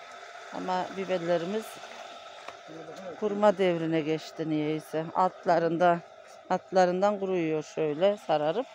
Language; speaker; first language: Turkish; native; Turkish